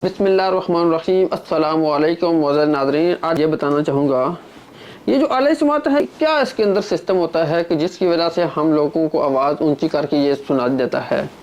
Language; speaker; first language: Urdu; non-native, local second language; Punjabi